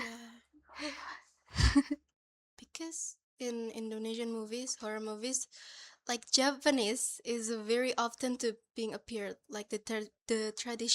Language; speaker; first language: English; non-native, learner; Indonesian